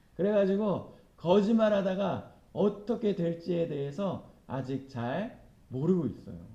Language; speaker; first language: Korean; native; Korean